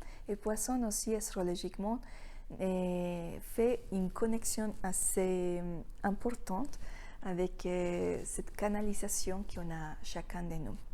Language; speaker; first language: French; non-native, fluent; Spanish